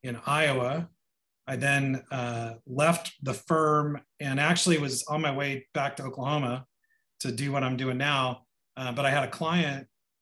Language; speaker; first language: English; native; English